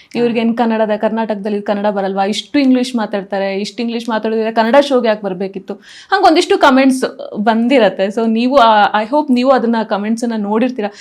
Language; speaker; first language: Kannada; native; Kannada